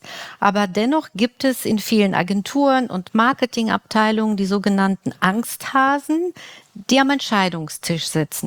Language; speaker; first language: German; native; German